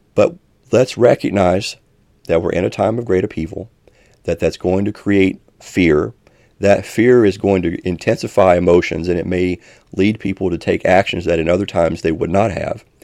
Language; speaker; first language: English; native; English